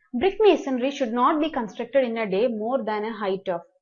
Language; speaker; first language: English; non-native, local second language; Malayalam